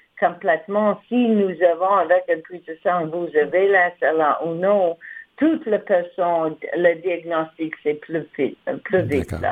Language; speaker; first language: French; non-native, learner; English